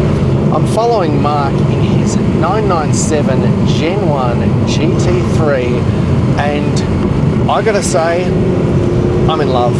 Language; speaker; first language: English; native; English